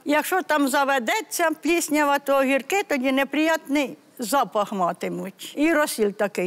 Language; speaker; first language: Ukrainian; native; Ukrainian